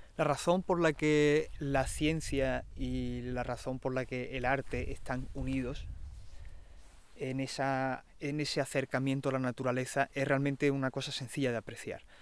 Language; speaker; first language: Spanish; native; Spanish